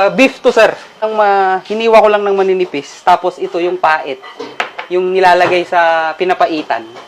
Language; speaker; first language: Filipino; non-native, local second language; Iloko